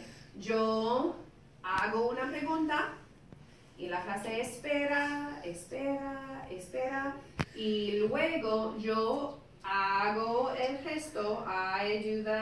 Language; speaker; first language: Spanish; non-native, fluent; English